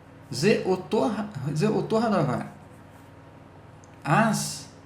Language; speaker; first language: Hebrew; non-native, learner; Portuguese